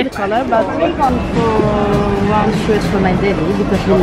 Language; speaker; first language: English; non-native, learner; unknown